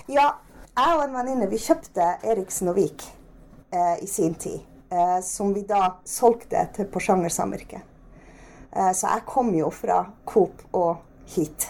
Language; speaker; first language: Norwegian; native; Norwegian